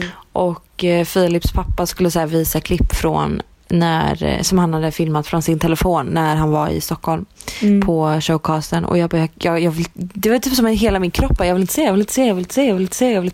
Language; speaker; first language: Swedish; native; Swedish